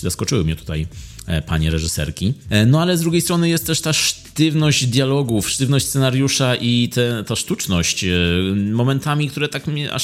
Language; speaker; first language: Polish; native; Polish